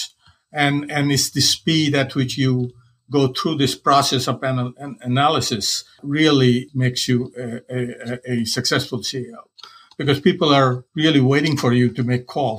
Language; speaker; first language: English; non-native, local second language; Hindi